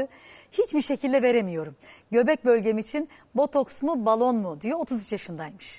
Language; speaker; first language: Turkish; native; Turkish